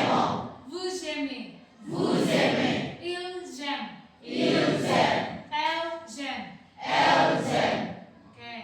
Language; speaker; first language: French; non-native, learner; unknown